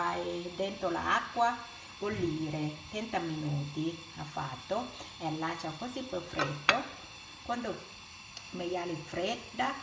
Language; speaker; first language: Italian; non-native, learner; Thai